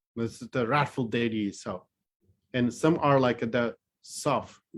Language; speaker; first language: English; non-native, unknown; Newari